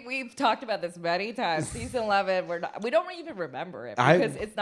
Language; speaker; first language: English; native; English